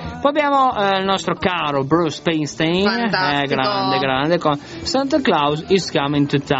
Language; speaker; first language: Italian; native; Italian